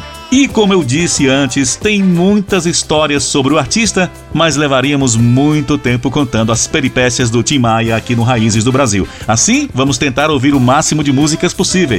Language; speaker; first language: Portuguese; native; Portuguese